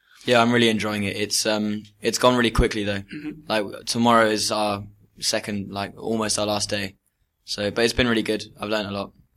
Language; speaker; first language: English; native; English